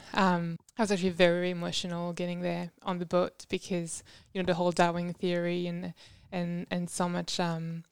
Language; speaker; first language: English; non-native, fluent; French